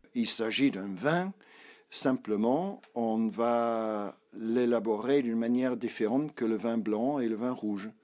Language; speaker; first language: French; non-native, fluent; English